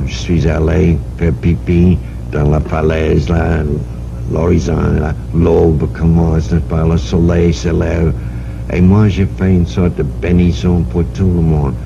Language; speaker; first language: French; non-native, learner; English